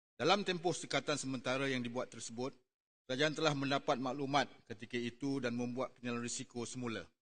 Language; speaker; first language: Malay; native; Malay